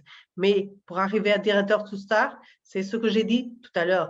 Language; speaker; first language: French; non-native, learner; Portuguese